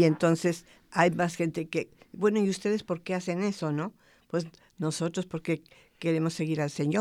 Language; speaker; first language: Spanish; native; Spanish